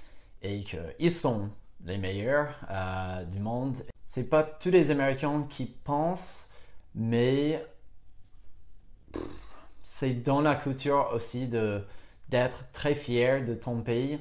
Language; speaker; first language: French; non-native, fluent; English